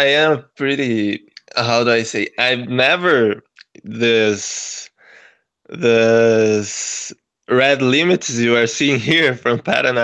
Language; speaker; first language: English; non-native, learner; Portuguese